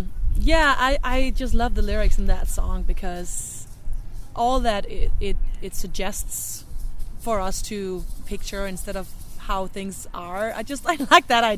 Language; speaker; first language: English; non-native, fluent; Danish